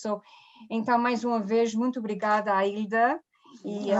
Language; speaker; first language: Portuguese; early bilingual, heritage; Portuguese